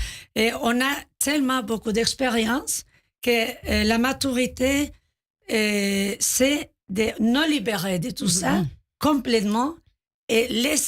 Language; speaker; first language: French; non-native, learner; Spanish